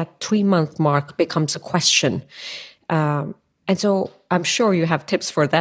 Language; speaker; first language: English; non-native, local second language; Tamil